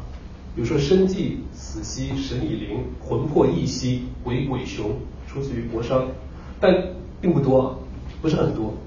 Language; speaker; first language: Chinese; native; Chinese